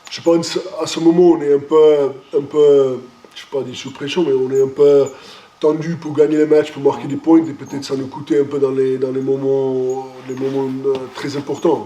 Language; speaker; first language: French; non-native, fluent; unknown